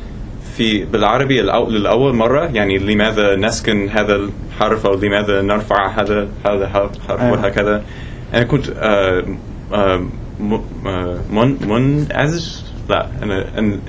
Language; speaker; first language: Arabic; non-native, fluent; English